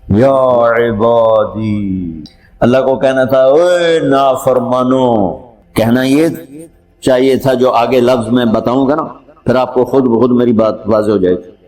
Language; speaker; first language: Urdu; non-native, local second language; Punjabi